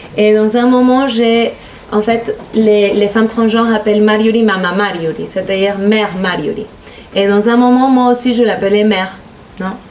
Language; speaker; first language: French; non-native, fluent; Spanish